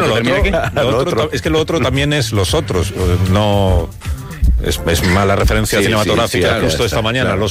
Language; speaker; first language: Spanish; native; Spanish